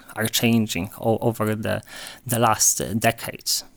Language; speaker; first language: English; non-native, fluent; Polish